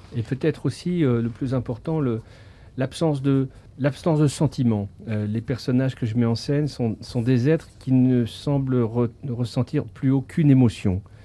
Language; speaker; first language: French; native; French